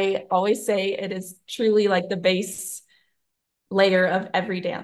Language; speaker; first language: English; native; English